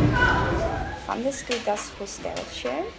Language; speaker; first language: German; non-native, learner; Dutch